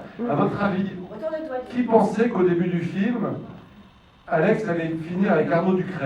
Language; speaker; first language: French; native; French